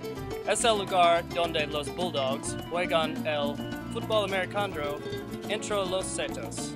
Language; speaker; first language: Spanish; non-native, learner; English